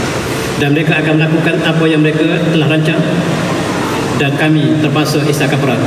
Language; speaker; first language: Malay; native; Malay